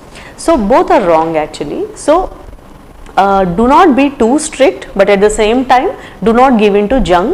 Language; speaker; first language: English; non-native, local second language; Telugu